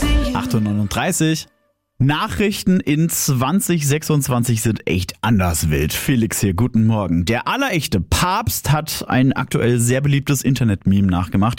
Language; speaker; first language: German; native; German